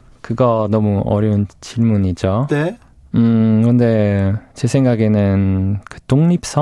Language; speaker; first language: Korean; non-native, fluent; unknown